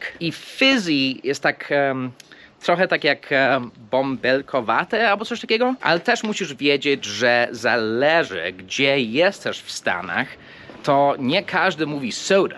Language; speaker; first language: Polish; non-native, fluent; English